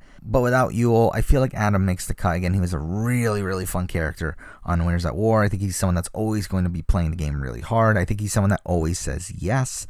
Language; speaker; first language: English; native; English